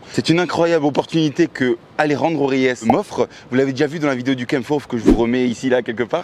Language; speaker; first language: French; native; French